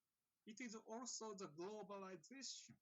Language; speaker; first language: English; non-native, fluent; Japanese